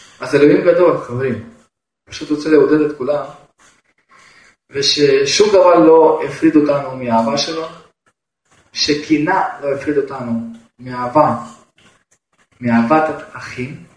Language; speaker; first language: Hebrew; non-native, fluent; Russian